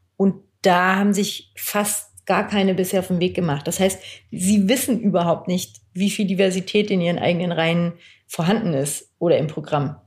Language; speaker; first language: German; early bilingual, other home language; Turkish